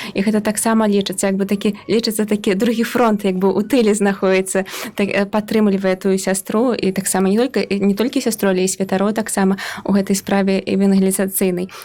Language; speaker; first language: Belarusian; native; Belarusian